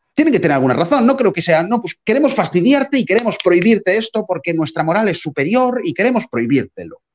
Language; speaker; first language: Spanish; native; Spanish